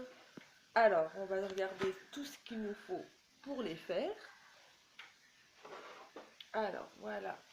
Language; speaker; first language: French; native; French